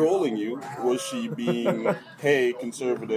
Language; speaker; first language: English; non-native, local second language; Jamaican Creole English